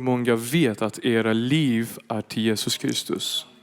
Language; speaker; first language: Swedish; non-native, fluent; Persian